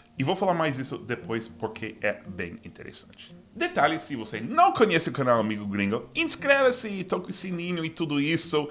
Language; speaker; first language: Portuguese; non-native, fluent; English